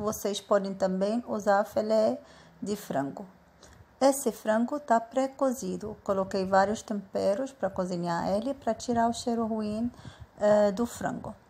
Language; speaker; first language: Portuguese; non-native, fluent; Arabic